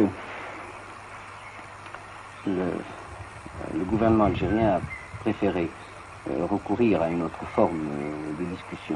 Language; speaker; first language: French; non-native, local second language; Arabic